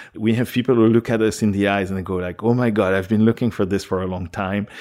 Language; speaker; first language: English; non-native, fluent; French